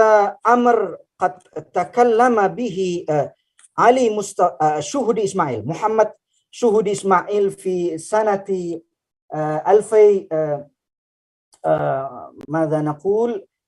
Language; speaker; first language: Arabic; non-native, fluent; Indonesian